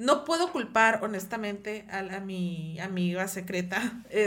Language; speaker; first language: Spanish; native; Spanish